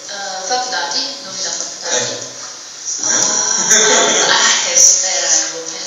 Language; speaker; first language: Portuguese; non-native, learner; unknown